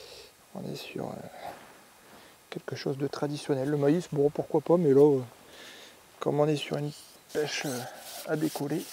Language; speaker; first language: French; native; French